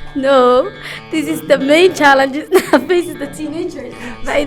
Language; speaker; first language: English; non-native, local second language; Somali